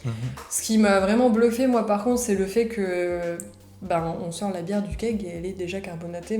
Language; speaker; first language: French; native; French